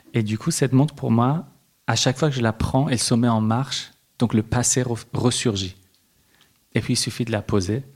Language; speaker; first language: French; early bilingual, other home language; Persian